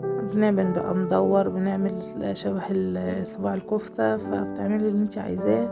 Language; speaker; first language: Arabic; native; Arabic